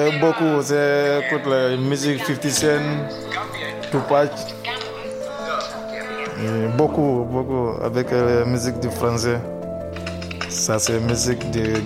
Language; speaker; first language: French; non-native, learner; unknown